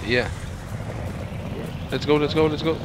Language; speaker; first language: English; non-native, learner; Spanish